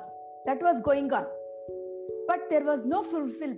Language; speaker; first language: English; non-native, local second language; Kannada